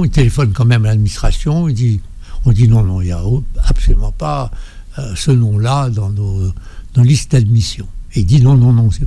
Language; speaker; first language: French; native; French